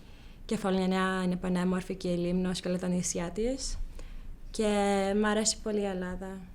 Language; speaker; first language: Greek; early bilingual, heritage; Greek